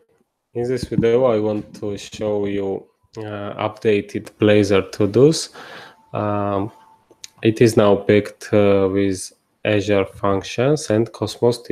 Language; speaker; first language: English; non-native, fluent; Georgian